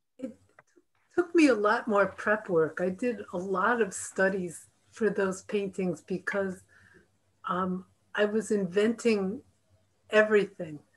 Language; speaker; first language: English; native; English